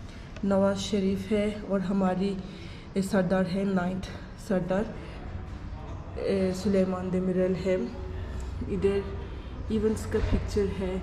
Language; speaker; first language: Hindi; non-native, learner; Turkish